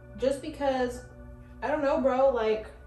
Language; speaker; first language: English; native; English